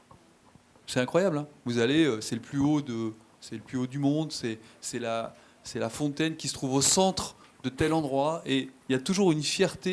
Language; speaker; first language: French; native; French